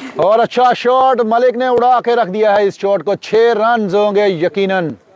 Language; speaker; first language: Urdu; non-native, local second language; Punjabi